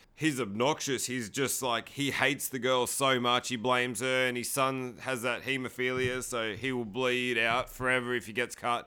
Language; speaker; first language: English; native; English